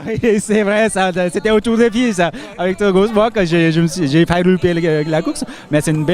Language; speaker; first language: French; native; French